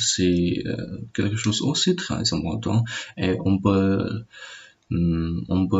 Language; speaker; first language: French; non-native, learner; Chinese